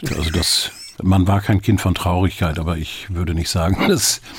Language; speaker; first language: German; native; German